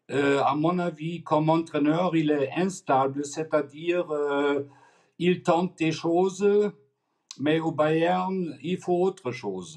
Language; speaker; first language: French; non-native, fluent; German